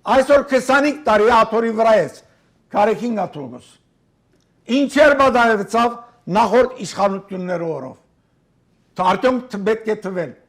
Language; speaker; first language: Armenian; early bilingual, heritage; Armenian